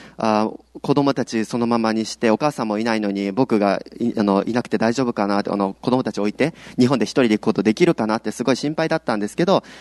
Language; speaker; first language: Japanese; early bilingual, heritage; Japanese